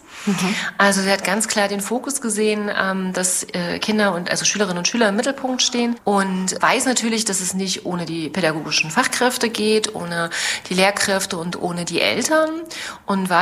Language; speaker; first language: German; native; German